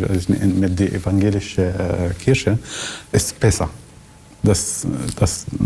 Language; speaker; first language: German; non-native, learner; Arabic